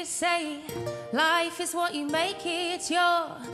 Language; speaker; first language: English; native; English